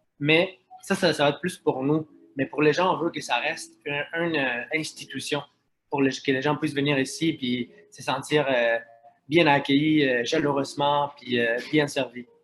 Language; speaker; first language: French; non-native, fluent; Spanish